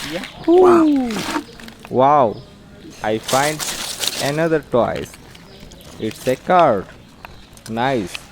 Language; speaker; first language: English; non-native, learner; Indonesian